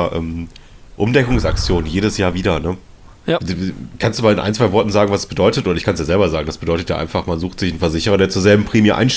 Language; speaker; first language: German; native; German